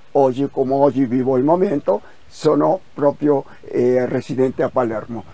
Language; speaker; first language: Italian; non-native, fluent; Spanish